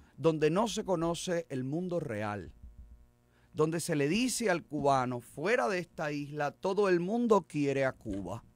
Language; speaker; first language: Spanish; native; Spanish